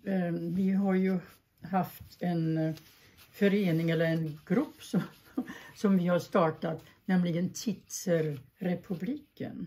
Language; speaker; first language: Swedish; early bilingual, other home language; German